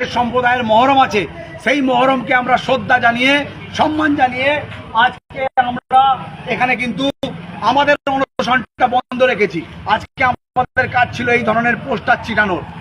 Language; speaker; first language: Bangla; non-native, local second language; Santali